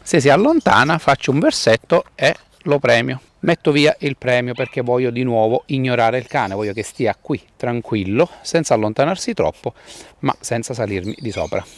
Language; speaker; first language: Italian; native; Italian